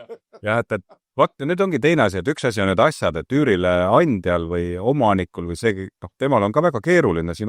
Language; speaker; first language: Estonian; native; Estonian